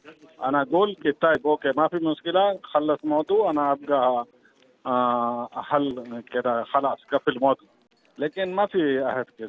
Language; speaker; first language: Arabic; non-native, learner; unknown